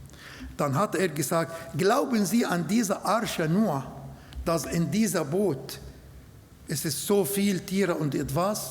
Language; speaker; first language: German; non-native, learner; Arabic